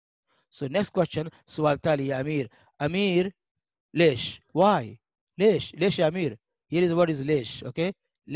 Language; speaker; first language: English; non-native, fluent; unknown